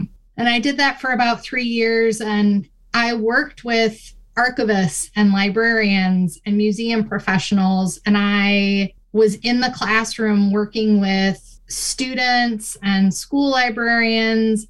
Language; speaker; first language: English; native; English